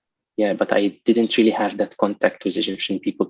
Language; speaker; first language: English; non-native, local second language; Arabic